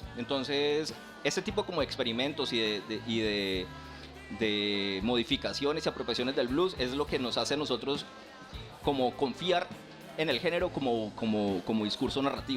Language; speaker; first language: Spanish; native; Spanish